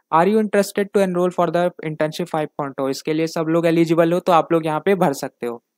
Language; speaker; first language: Hindi; native; Hindi